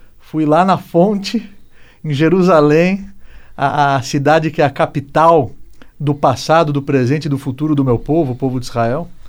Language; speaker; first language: Portuguese; native; Portuguese